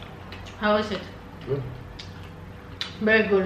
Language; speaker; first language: English; non-native, local second language; Filipino